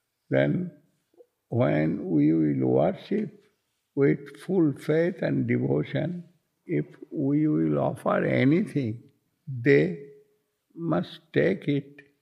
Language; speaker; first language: English; non-native, local second language; Bangla